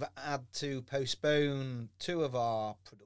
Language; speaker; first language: English; native; English